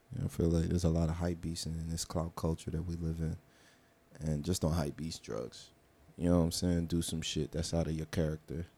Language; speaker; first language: English; early bilingual, other home language; Haitian Creole